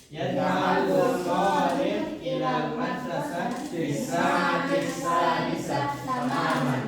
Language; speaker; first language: Arabic; non-native, learner; Indonesian